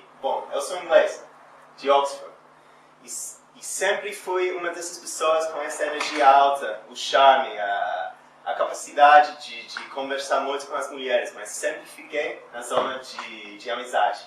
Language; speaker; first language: Portuguese; non-native, fluent; English